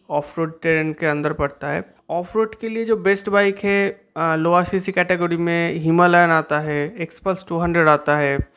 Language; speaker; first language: Hindi; non-native, local second language; Bangla